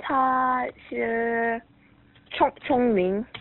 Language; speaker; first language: Chinese; non-native, learner; Korean